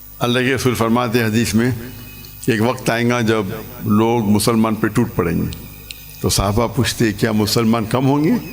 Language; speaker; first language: Urdu; non-native, local second language; English